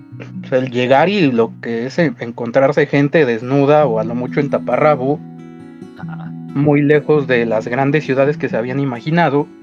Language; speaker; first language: Spanish; native; Spanish